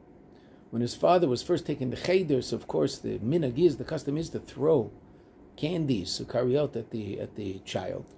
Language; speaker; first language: English; native; English